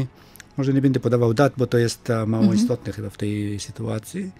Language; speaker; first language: Polish; non-native, fluent; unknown